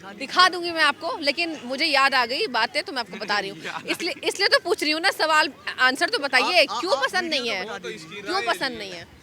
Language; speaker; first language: Hindi; native; Hindi